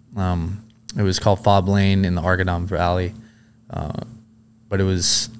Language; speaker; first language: English; native; English